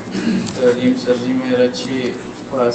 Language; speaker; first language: Hindi; non-native, local second language; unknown